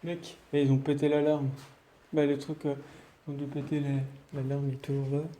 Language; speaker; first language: French; native; French